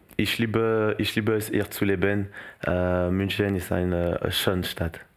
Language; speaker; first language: German; non-native, learner; French